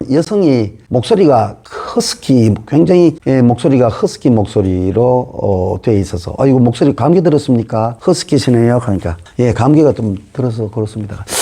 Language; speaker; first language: Korean; native; Korean